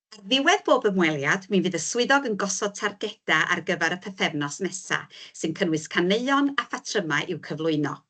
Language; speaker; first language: Welsh; native; Welsh